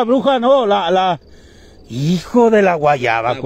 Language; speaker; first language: Spanish; native; Spanish